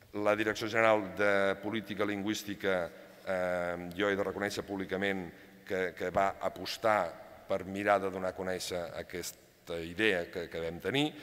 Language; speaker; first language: Catalan; native; Catalan